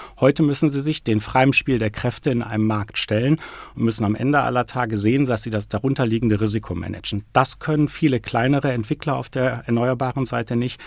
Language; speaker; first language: German; native; German